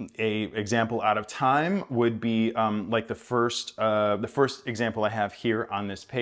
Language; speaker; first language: English; native; English